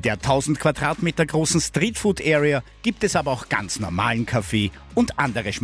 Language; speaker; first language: German; native; German